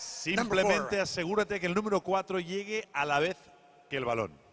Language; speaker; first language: Spanish; native; Spanish